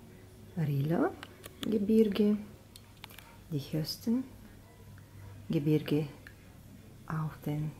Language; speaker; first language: German; non-native, learner; Bulgarian